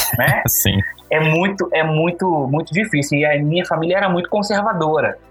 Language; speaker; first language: Portuguese; native; Portuguese